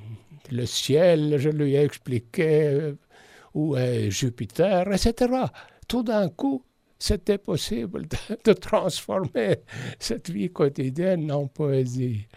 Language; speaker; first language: French; non-native, fluent; Estonian